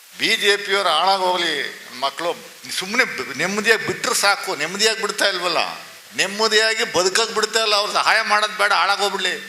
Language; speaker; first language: Kannada; native; Kannada